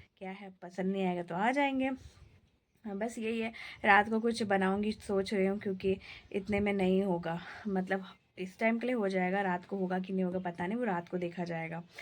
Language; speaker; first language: Hindi; non-native, local second language; Bangla